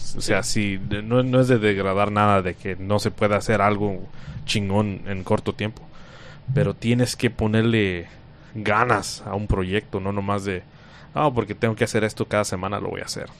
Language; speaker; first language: Spanish; native; Spanish